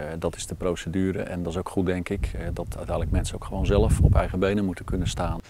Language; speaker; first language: Dutch; native; Dutch